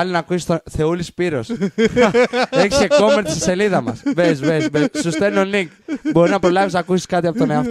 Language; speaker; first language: Greek; native; Greek